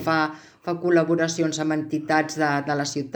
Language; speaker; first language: Catalan; native; Catalan